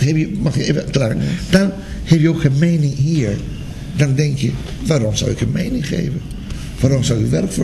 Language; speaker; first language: Dutch; non-native, fluent; Spanish